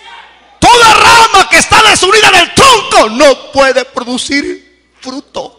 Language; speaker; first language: Spanish; native; Spanish